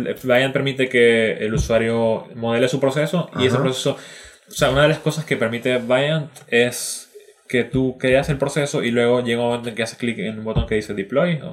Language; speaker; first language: Spanish; native; Spanish